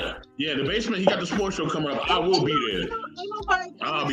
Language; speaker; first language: English; native; English